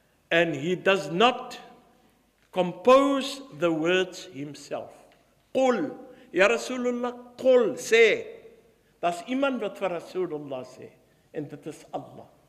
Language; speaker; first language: English; early bilingual, other home language; Afrikaans